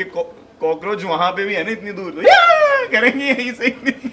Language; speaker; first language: Hindi; native; Hindi